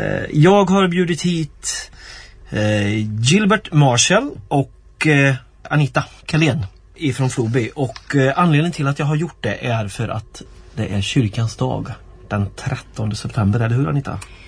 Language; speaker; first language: Swedish; native; Swedish